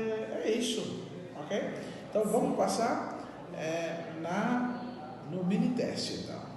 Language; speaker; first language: Portuguese; non-native, learner; Haitian Creole